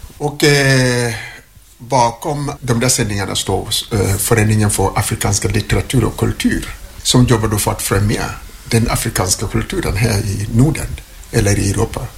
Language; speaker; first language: Swedish; non-native, fluent; Mandingo